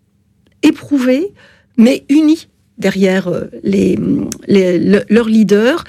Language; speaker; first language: French; native; French